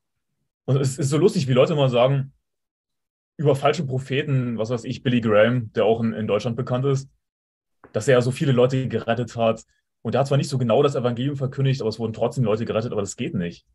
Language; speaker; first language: German; native; German